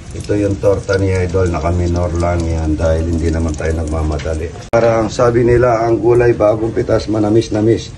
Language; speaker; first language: Filipino; non-native, local second language; Pampanga